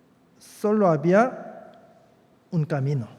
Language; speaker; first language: Spanish; non-native, fluent; Korean